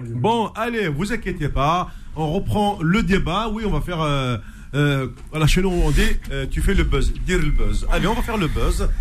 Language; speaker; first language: French; non-native, local second language; Arabic